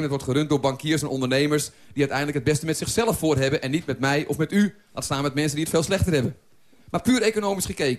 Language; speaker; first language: Dutch; native; Dutch